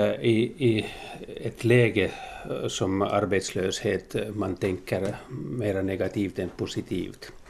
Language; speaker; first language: Swedish; non-native, local second language; Finnish